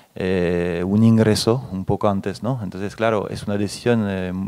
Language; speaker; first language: Spanish; non-native, fluent; French